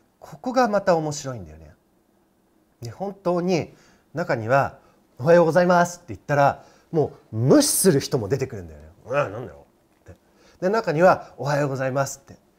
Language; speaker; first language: Japanese; non-native, fluent; English